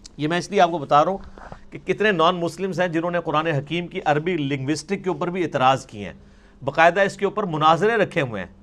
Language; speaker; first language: Urdu; non-native, local second language; Punjabi